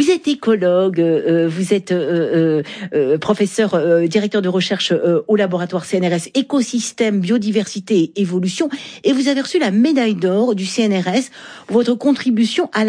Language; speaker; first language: French; native; French